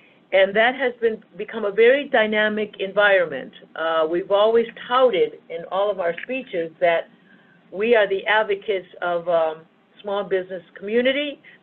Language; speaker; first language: English; early bilingual, other home language; Spanish